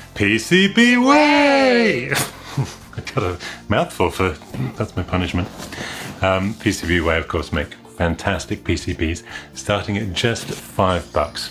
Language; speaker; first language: English; native; English